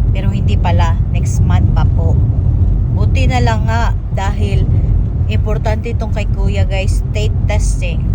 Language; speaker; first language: Filipino; native; Filipino